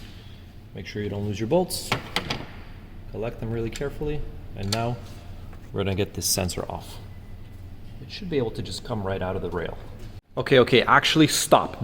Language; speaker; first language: English; native; English